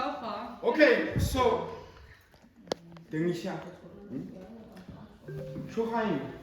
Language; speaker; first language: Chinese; non-native, learner; Georgian